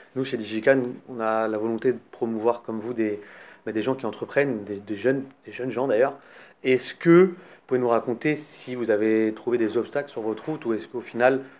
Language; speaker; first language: French; native; French